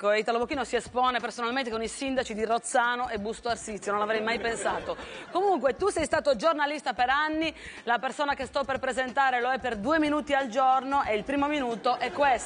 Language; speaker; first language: Italian; native; Italian